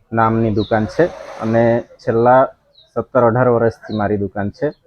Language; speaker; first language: Gujarati; non-native, local second language; Gamit